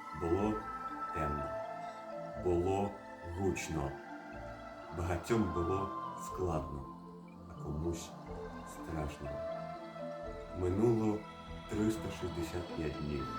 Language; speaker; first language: Ukrainian; native; Ukrainian